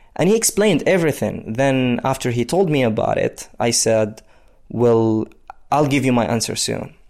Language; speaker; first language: English; non-native, fluent; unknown